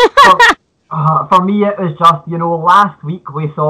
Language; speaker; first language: English; native; English